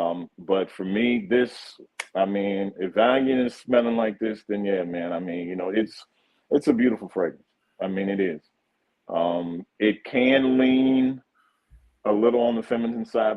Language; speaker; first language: English; native; English